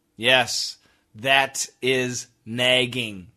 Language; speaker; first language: English; native; English